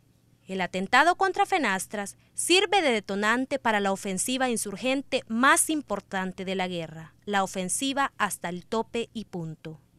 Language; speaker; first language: Spanish; native; Spanish